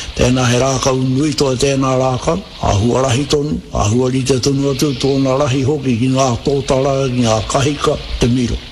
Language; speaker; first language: Māori; native; Māori